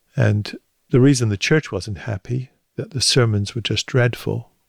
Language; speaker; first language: English; native; English